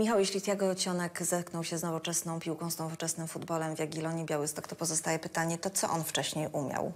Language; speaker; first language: Polish; native; Polish